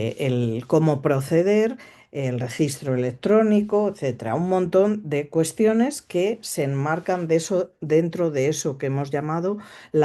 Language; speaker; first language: Spanish; native; Spanish